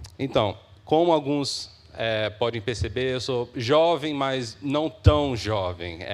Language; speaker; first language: Portuguese; early bilingual, heritage; English